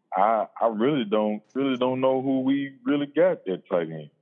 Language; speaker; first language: English; native; English